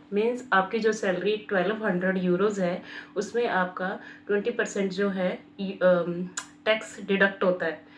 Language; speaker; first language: Hindi; native; Hindi